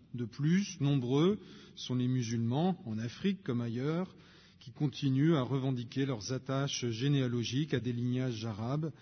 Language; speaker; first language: French; native; French